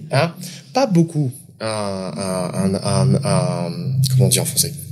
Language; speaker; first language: French; native; French